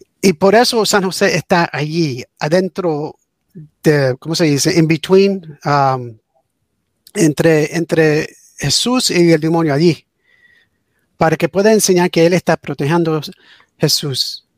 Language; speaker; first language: Spanish; early bilingual, heritage; English